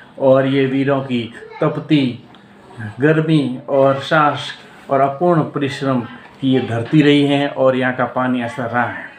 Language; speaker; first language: Hindi; native; Hindi